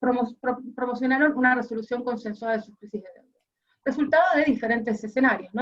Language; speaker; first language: Spanish; native; Spanish